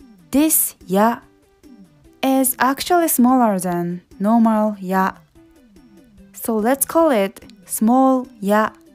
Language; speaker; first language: English; non-native, fluent; Japanese